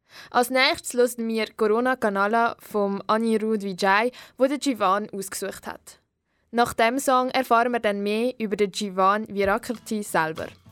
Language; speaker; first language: German; native; German